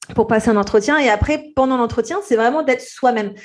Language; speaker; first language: French; native; French